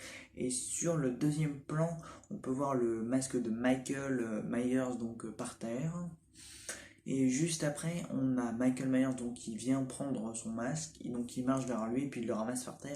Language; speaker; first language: French; native; French